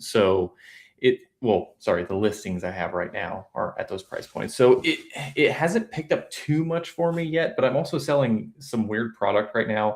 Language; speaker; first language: English; native; English